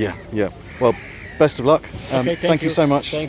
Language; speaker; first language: English; native; English